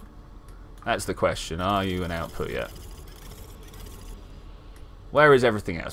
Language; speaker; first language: English; native; English